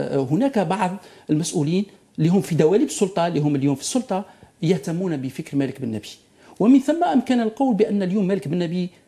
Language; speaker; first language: Arabic; native; Arabic